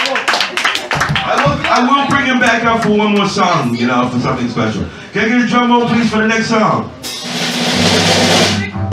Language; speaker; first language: English; native; English